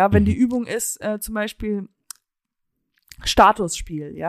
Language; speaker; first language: German; early bilingual, heritage; German